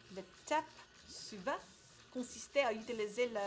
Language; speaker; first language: French; non-native, learner; English